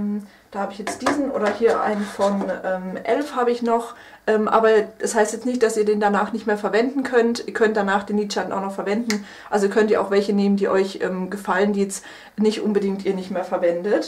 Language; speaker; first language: German; native; German